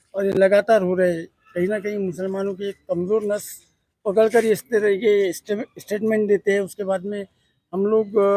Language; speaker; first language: Hindi; non-native, local second language; Urdu